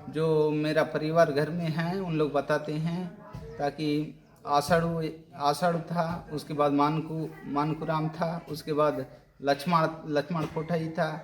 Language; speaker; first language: Hindi; non-native, local second language; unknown